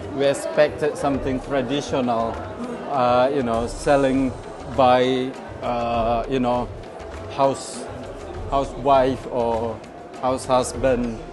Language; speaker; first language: English; non-native, fluent; Indonesian